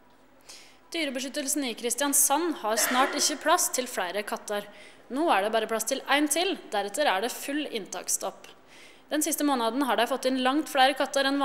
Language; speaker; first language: Norwegian; native; Norwegian